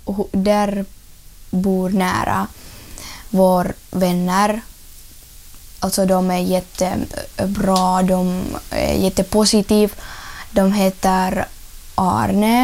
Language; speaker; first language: Swedish; non-native, learner; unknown